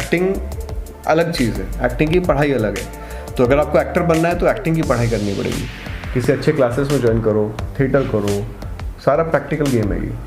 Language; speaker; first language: Hindi; native; Hindi